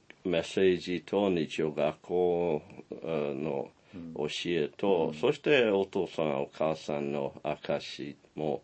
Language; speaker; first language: Japanese; non-native, fluent; English